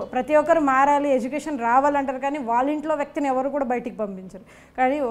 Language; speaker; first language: Telugu; native; Telugu